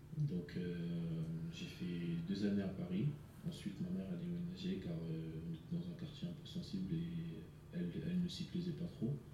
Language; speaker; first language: French; early bilingual, other home language; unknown